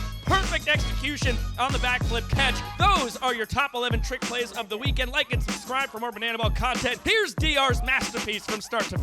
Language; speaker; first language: English; native; English